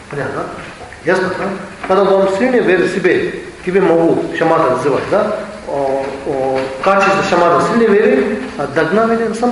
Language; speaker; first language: Russian; non-native, learner; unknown